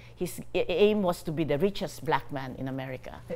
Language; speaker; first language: English; non-native, local second language; Bikol